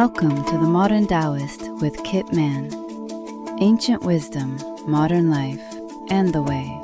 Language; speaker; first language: English; native; English